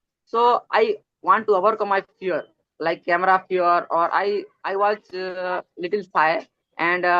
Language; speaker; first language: English; non-native, learner; Odia